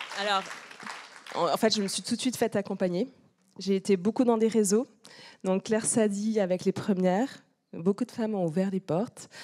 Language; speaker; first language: French; native; French